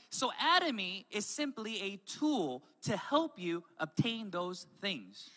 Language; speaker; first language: English; native; English